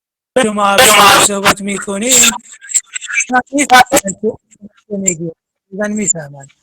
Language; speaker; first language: Persian; non-native, learner; Arabic